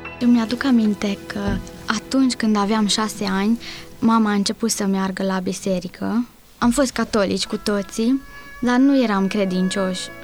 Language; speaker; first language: Romanian; non-native, local second language; Hungarian